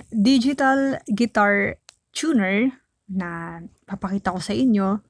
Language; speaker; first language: Filipino; native; Filipino